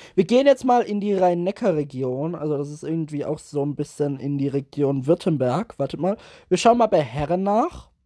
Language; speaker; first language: German; native; German